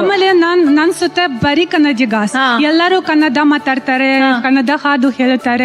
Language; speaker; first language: Kannada; non-native, learner; Russian